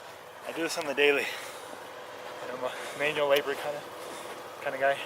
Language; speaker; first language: English; native; English